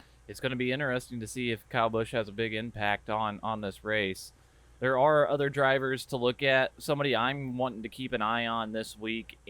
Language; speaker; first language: English; native; English